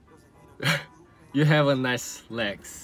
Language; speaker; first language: English; non-native, learner; Korean